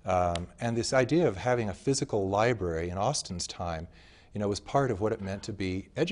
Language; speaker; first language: English; native; English